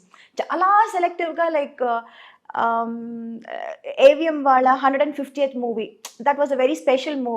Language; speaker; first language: Telugu; non-native, local second language; Tamil